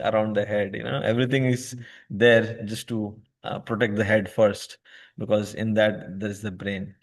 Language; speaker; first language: English; non-native, local second language; Hindi